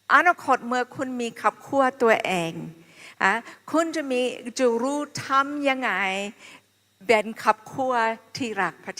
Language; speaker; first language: Thai; non-native, fluent; English